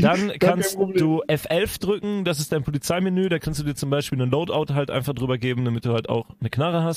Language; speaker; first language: German; native; German